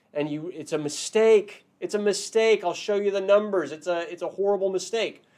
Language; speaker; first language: English; native; English